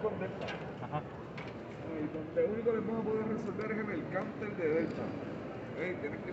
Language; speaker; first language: Spanish; native; Spanish